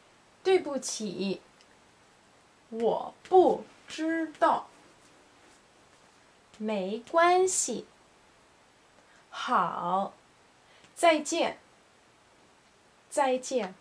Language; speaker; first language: Chinese; non-native, learner; English